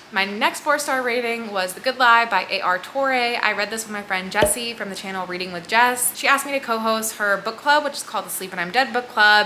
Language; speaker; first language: English; native; English